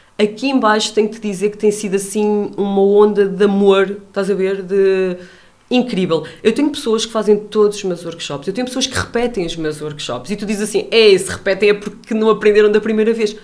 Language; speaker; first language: Portuguese; native; Portuguese